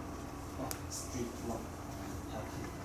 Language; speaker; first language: English; non-native, learner; Chinese